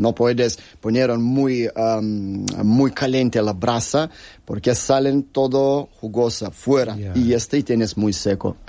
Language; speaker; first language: Spanish; non-native, learner; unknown